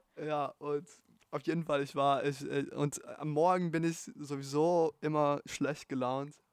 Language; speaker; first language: German; native; German